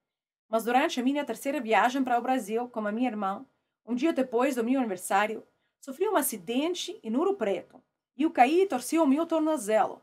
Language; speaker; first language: Portuguese; non-native, fluent; Russian